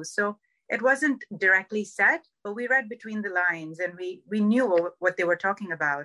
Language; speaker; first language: English; non-native, local second language; Urdu